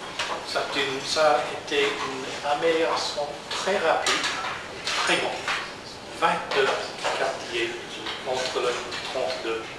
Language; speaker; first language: French; non-native, learner; English